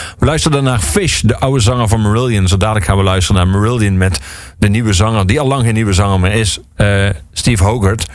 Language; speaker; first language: Dutch; native; Dutch